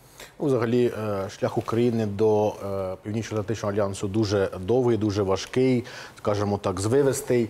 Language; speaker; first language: Ukrainian; native; Ukrainian